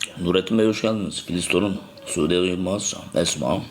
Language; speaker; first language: Turkish; native; Turkish